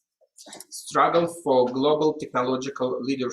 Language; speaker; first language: English; non-native, fluent; Russian